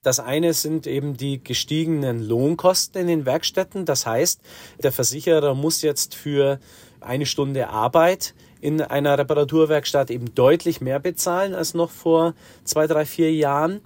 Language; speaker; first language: German; native; German